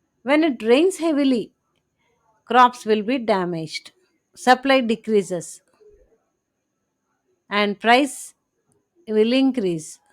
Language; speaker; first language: English; non-native, local second language; Telugu